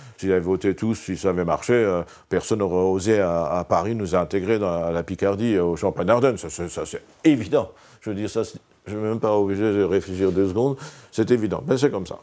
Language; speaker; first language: French; non-native, local second language; Swiss German